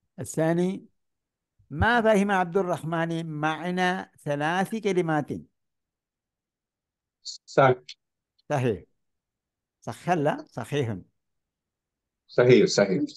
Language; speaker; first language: Arabic; non-native, fluent; Malayalam